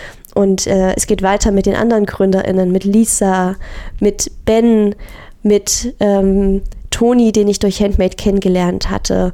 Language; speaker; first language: German; native; German